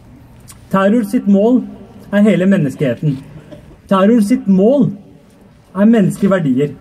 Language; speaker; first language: Norwegian; early bilingual, other home language; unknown